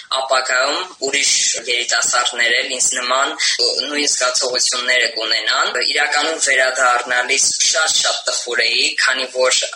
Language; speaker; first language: Armenian; early bilingual, heritage; Armenian